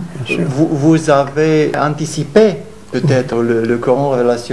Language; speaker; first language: French; non-native, fluent; Romanian